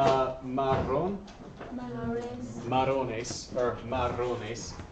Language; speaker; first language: Spanish; non-native, fluent; English